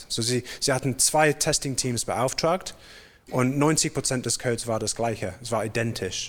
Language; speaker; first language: German; non-native, fluent; English